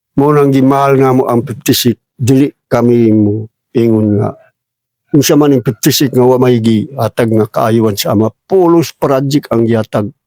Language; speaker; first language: Cebuano; non-native, local second language; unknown